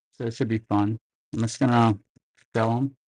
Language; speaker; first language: English; native; English